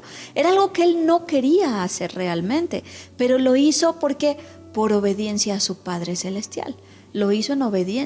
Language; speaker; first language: Spanish; native; Spanish